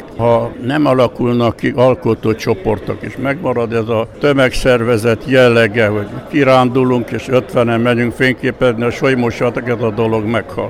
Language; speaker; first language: Hungarian; native; Hungarian